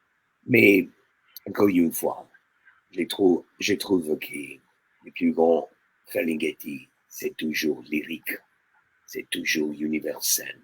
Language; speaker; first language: French; non-native, fluent; Italian